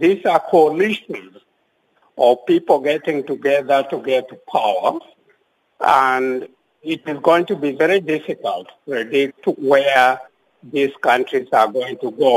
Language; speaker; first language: English; non-native, local second language; Luo (Kenya and Tanzania)